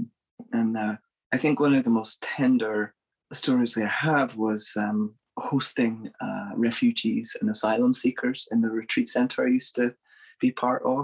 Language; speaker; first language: English; native; English